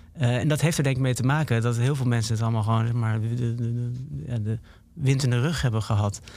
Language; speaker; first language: Dutch; native; Dutch